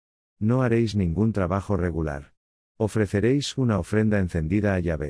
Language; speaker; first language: Spanish; native; Spanish